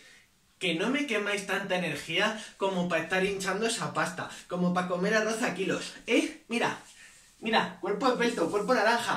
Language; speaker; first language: Spanish; native; Spanish